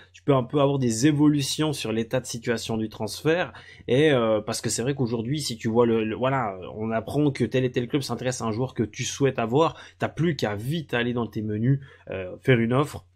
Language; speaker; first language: French; native; French